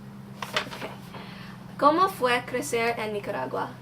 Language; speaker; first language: Spanish; non-native, learner; English